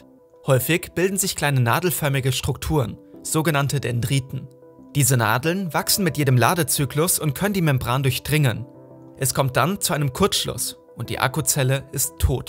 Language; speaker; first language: German; native; German